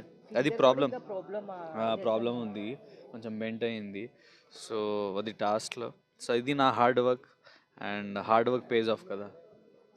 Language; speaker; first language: Telugu; non-native, local second language; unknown